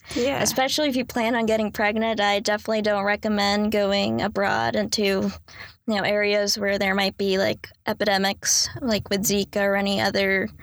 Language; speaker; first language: English; native; English